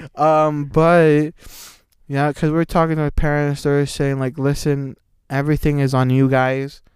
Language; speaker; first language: English; native; English